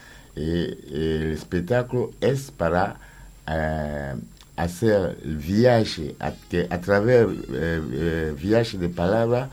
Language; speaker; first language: Spanish; non-native, learner; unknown